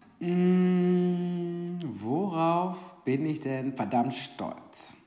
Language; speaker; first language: German; native; German